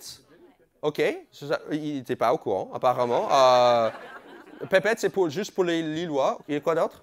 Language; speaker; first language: French; non-native, fluent; English